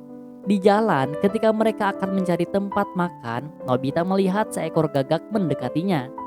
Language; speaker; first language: Indonesian; native; Indonesian